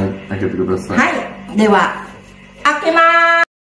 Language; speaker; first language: Japanese; non-native, learner; Filipino